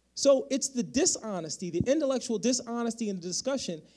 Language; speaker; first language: English; native; English